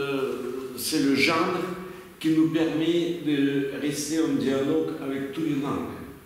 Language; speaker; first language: French; non-native, learner; Russian